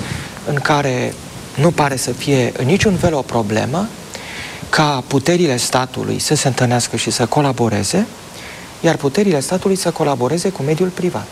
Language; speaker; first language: Romanian; native; Romanian